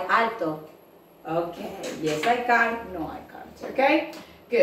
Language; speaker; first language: English; non-native, fluent; Spanish